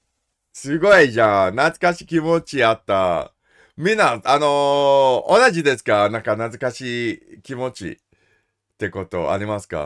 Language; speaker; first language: Japanese; non-native, learner; English